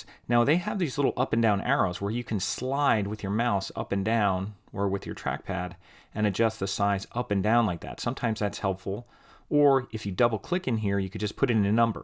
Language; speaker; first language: English; native; English